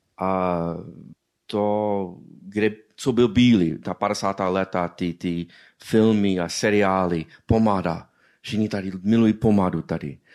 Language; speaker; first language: Czech; non-native, fluent; English